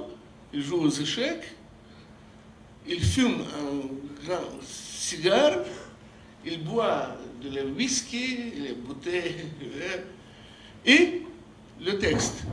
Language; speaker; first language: French; non-native, fluent; Russian